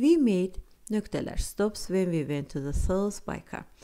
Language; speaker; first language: English; non-native, fluent; Azerbaijani